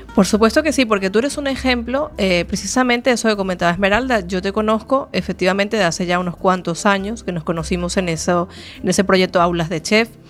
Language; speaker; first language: Spanish; native; Spanish